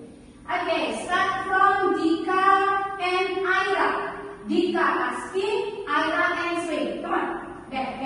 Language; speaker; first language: English; non-native, fluent; Indonesian